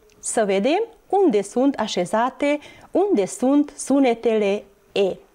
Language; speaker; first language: Romanian; non-native, local second language; Hungarian